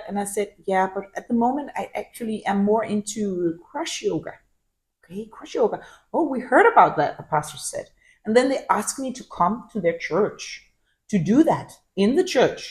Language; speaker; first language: English; non-native, fluent; Danish